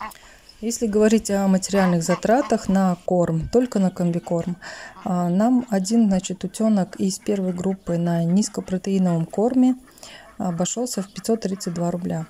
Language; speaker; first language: Russian; native; Russian